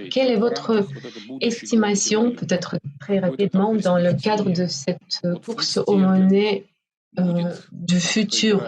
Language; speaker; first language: French; non-native, fluent; Russian